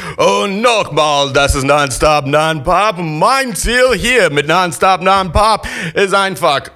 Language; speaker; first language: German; non-native, learner; English